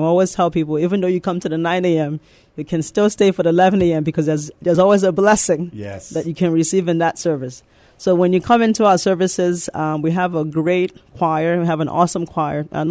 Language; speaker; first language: English; native; English